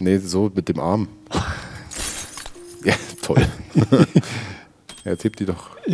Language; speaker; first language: German; native; German